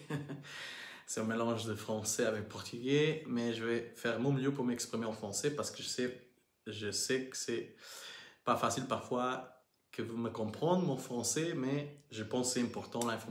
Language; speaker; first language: French; non-native, learner; Portuguese